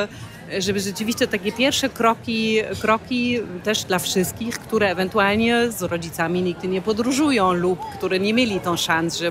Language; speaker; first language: Polish; non-native, fluent; German